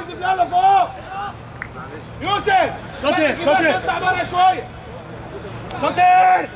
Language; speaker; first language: Arabic; native; Arabic